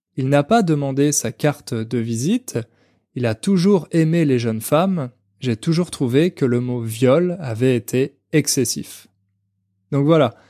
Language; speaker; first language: French; native; French